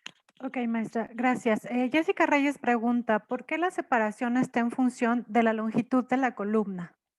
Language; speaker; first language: Spanish; native; Spanish